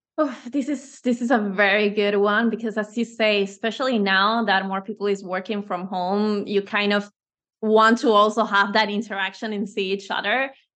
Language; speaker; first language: English; non-native, fluent; Spanish